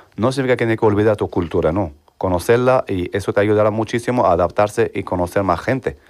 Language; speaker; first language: Spanish; non-native, fluent; Arabic